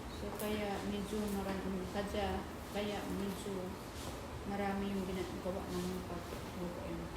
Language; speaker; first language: Filipino; non-native, local second language; Cebuano